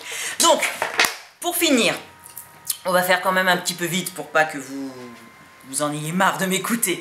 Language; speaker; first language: French; native; French